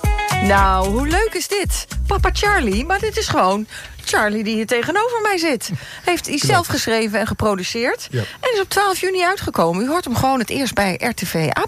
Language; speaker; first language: Dutch; native; Dutch